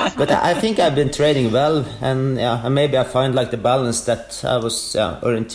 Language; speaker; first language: English; non-native, fluent; Norwegian